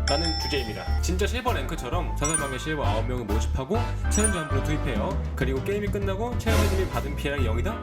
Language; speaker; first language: Korean; native; Korean